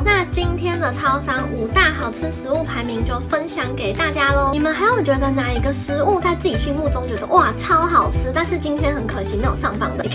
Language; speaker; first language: Chinese; native; Chinese